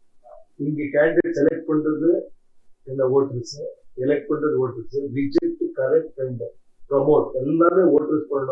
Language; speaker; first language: Tamil; non-native, learner; Kannada